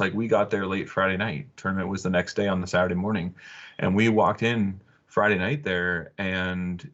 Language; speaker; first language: English; native; English